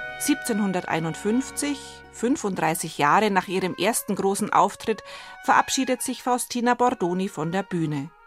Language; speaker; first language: German; native; German